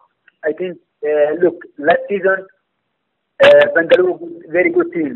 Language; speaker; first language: English; non-native, learner; Arabic